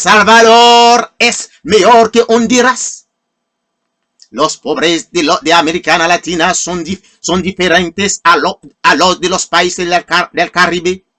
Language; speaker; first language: Spanish; non-native, fluent; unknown